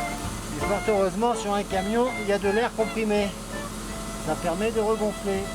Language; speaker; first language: French; native; French